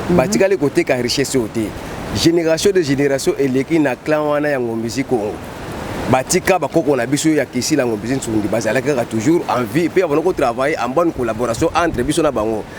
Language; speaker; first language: Lingala; non-native, local second language; Kongo